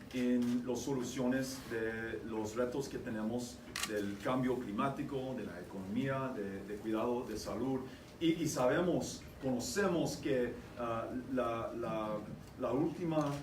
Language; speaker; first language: Spanish; non-native, fluent; English